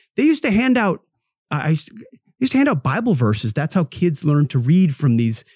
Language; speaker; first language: English; native; English